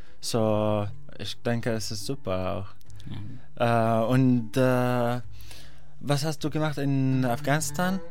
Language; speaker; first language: German; non-native, learner; Arabic